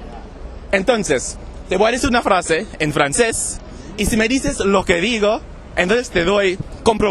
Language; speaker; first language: Spanish; non-native, learner; English